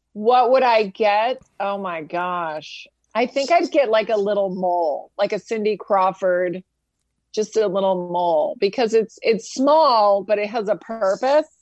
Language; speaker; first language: English; native; English